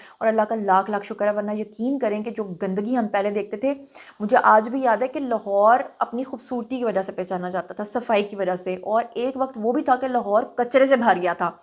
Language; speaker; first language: Urdu; non-native, local second language; Punjabi